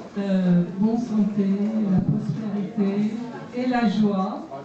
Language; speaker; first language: French; non-native, fluent; Persian